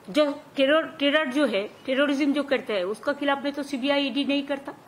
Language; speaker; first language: Hindi; non-native, local second language; Bangla